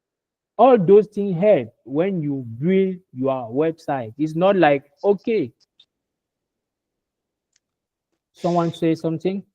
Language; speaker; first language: English; non-native, learner; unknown